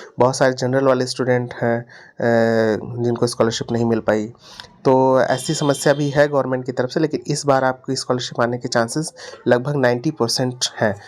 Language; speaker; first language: Hindi; native; Hindi